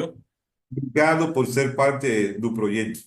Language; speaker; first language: Portuguese; non-native, learner; Spanish